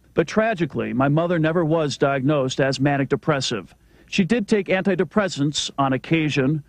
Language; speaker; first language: English; native; English